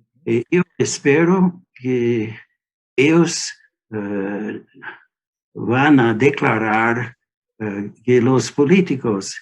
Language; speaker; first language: Spanish; non-native, learner; English